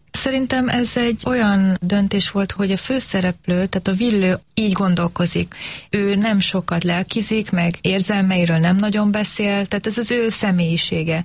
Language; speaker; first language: Hungarian; early bilingual, heritage; English